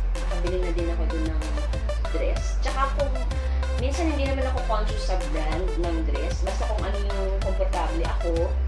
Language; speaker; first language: Filipino; non-native, local second language; Iloko